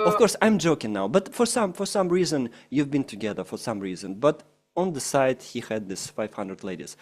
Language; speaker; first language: English; non-native, fluent; Russian